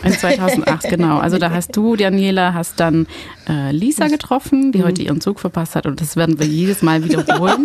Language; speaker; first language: German; non-native, fluent; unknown